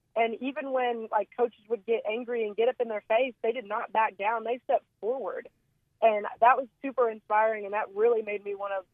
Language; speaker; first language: English; native; English